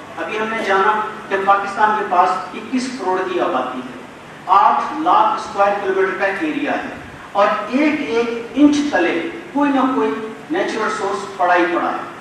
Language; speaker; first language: Urdu; non-native, local second language; Sindhi